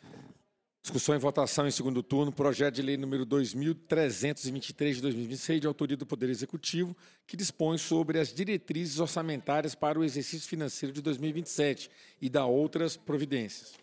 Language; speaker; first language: Portuguese; native; Portuguese